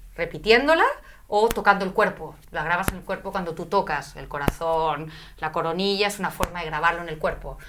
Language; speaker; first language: Spanish; native; Spanish